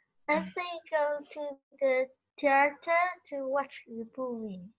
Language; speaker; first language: English; non-native, learner; Vietnamese